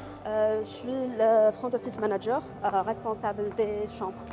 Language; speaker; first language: French; non-native, learner; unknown